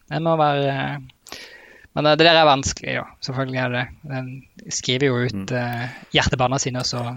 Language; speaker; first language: Norwegian; native; Norwegian